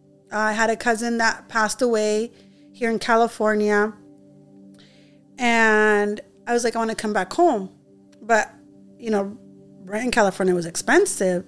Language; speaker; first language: English; early bilingual, other home language; Spanish